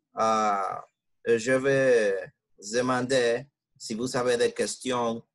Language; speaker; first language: French; non-native, learner; Spanish